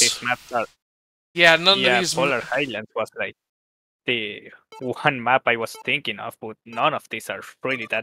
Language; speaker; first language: English; native; English